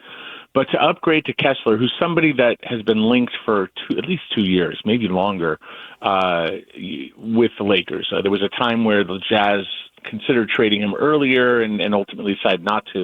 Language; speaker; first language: English; native; English